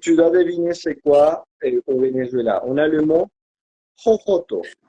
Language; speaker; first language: French; non-native, fluent; Spanish